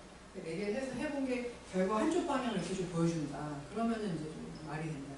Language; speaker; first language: Korean; native; Korean